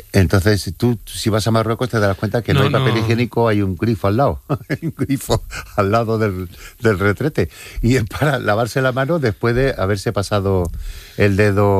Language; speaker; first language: Spanish; native; Spanish